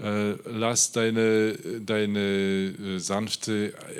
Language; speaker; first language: German; non-native, learner; Polish